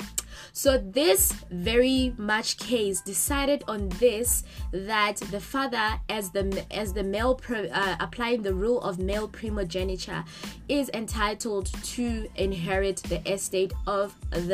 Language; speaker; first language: English; non-native, local second language; Southern Sotho